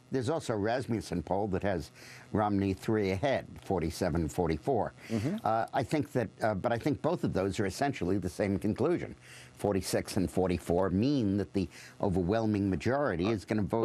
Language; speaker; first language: English; native; English